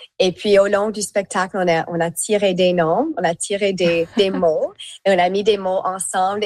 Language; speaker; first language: French; native; French